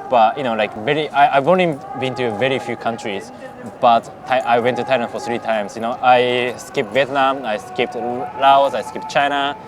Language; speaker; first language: English; non-native, fluent; Japanese